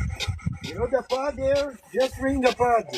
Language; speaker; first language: English; non-native, local second language; French